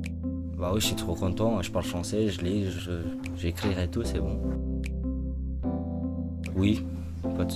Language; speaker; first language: French; non-native, learner; Romanian